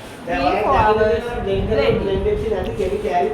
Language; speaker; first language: English; non-native, learner; Sinhala